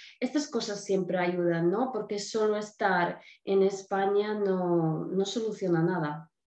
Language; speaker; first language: Spanish; non-native, fluent; Polish